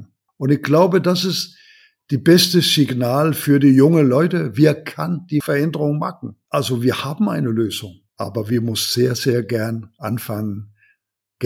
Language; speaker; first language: German; non-native, learner; Danish